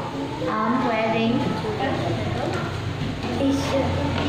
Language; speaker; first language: English; non-native, learner; Vietnamese